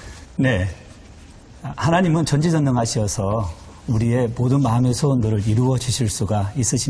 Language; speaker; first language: Korean; native; Korean